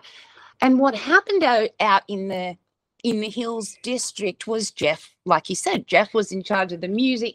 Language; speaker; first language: English; native; English